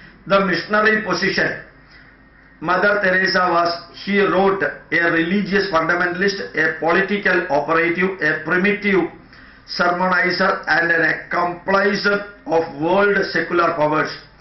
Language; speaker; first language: English; non-native, local second language; Malayalam